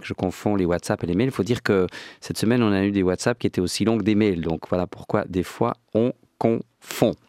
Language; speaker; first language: French; native; French